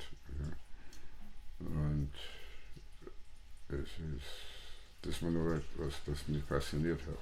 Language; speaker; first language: German; non-native, fluent; English